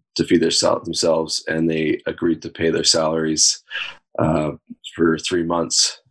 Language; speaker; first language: English; native; English